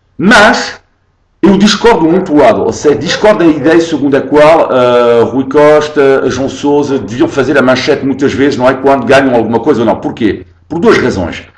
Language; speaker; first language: Portuguese; non-native, fluent; French